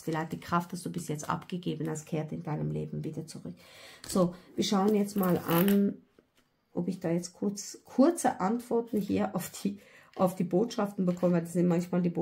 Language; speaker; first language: German; non-native, fluent; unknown